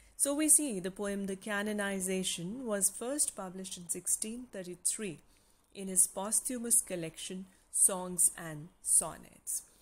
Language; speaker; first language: English; non-native, local second language; Punjabi